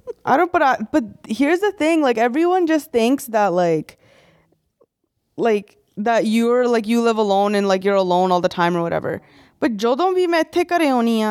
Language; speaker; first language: English; early bilingual, other home language; Punjabi